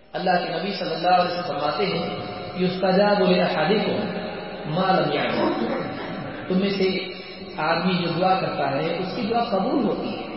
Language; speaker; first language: Urdu; native; Urdu